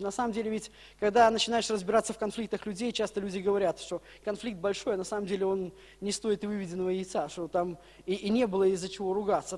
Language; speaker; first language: Russian; native; Russian